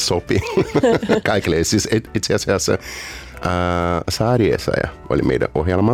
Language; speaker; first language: Finnish; non-native, learner; Portuguese